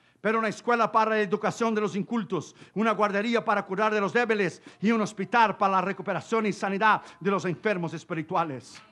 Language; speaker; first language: Spanish; non-native, fluent; Portuguese